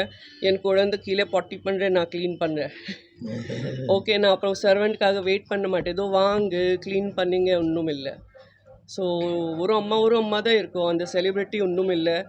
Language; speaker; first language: Tamil; non-native, fluent; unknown